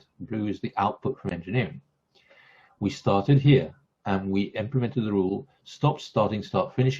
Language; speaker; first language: English; non-native, fluent; French